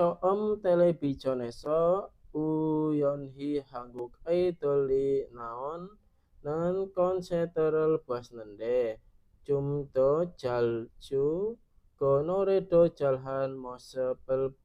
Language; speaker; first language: Korean; non-native, fluent; Indonesian